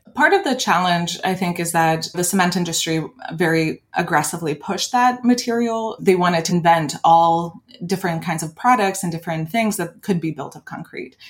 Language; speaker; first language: English; early bilingual, other home language; Lithuanian